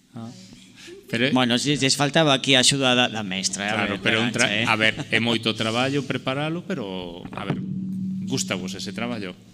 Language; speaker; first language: Galician; non-native, local second language; Spanish